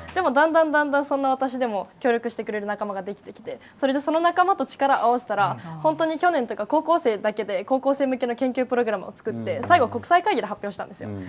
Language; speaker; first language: Japanese; native; Japanese